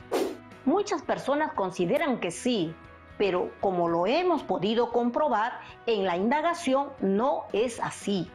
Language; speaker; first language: Spanish; native; Spanish